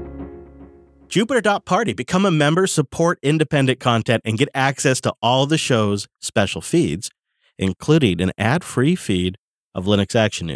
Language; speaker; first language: English; native; English